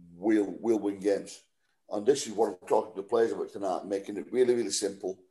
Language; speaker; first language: English; native; English